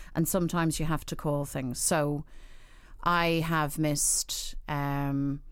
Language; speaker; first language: English; native; English